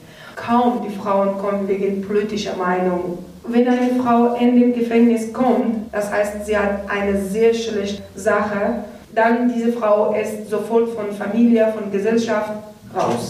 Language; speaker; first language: German; non-native, learner; Persian